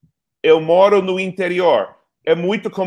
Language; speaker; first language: Portuguese; non-native, fluent; English